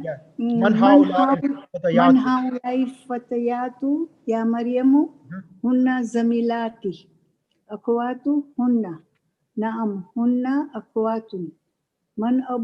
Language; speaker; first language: Arabic; non-native, learner; English